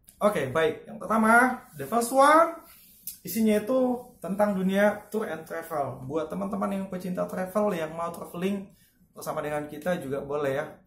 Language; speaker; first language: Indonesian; native; Indonesian